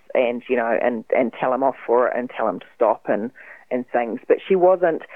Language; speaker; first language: English; native; English